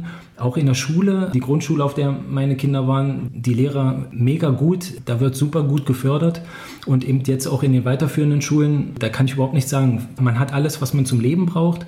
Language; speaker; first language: German; native; German